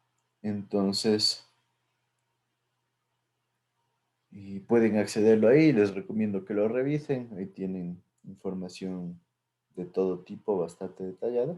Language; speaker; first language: Spanish; native; Spanish